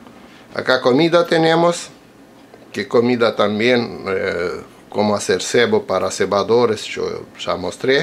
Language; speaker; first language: Spanish; non-native, fluent; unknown